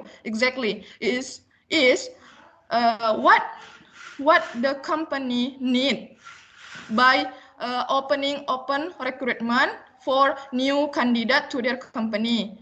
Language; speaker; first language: English; non-native, learner; Indonesian